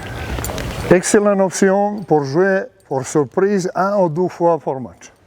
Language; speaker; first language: French; non-native, learner; Serbian